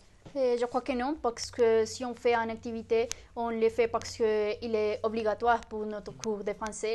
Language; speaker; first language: French; non-native, fluent; Spanish